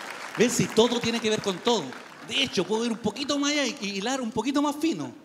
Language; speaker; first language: Spanish; native; Spanish